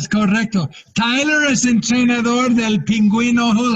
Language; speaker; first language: Spanish; non-native, fluent; English